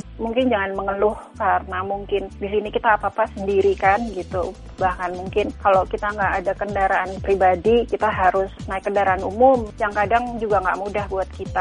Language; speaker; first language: Indonesian; native; Indonesian